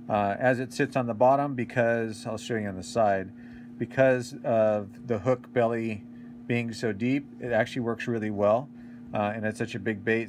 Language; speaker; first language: English; native; English